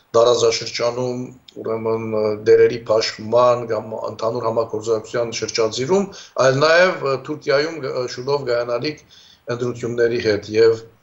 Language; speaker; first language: Armenian; early bilingual, heritage; Armenian